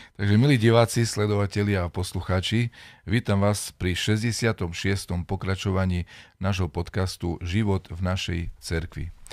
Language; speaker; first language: Slovak; native; Slovak